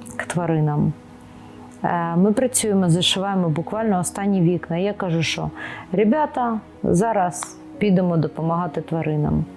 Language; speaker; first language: Ukrainian; non-native, local second language; Russian